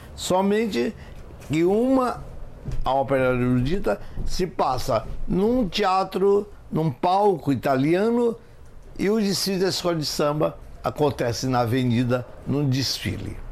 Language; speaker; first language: Portuguese; native; Portuguese